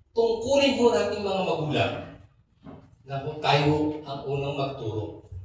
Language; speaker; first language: Filipino; native; Filipino